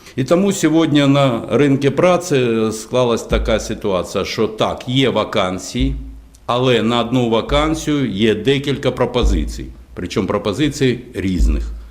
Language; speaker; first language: Ukrainian; non-native, local second language; Russian